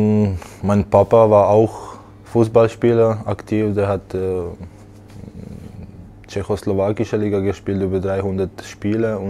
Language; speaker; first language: German; non-native, learner; Slovak